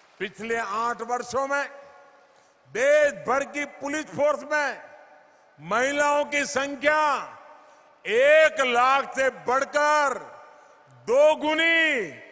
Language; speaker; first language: Hindi; non-native, local second language; Gujarati